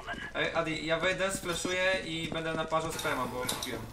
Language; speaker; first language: Polish; native; Polish